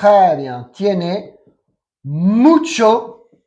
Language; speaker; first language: Spanish; non-native, fluent; French